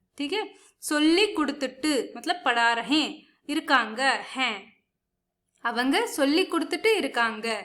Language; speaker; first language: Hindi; non-native, local second language; Tamil